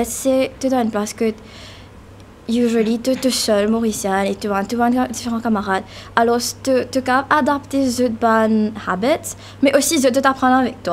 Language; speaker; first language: French; non-native, local second language; Morisyen